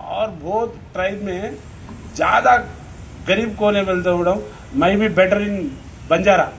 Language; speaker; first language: Hindi; non-native, local second language; Lambadi